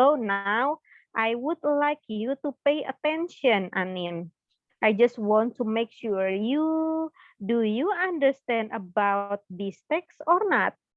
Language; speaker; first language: English; non-native, fluent; Indonesian